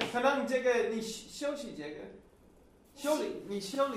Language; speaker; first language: Chinese; non-native, learner; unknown